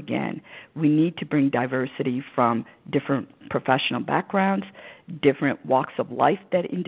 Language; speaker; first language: English; early bilingual, other home language; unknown